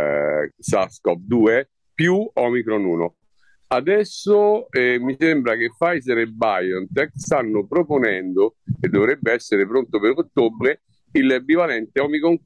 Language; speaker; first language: Italian; native; Italian